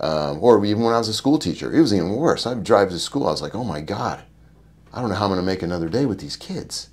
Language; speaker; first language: English; native; English